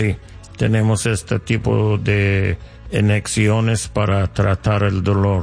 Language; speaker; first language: Spanish; non-native, learner; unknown